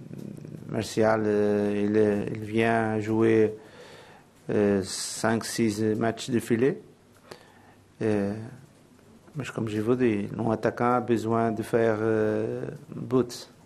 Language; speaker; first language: French; non-native, learner; Portuguese